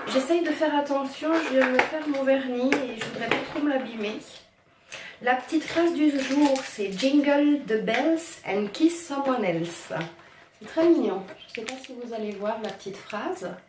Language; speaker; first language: French; native; French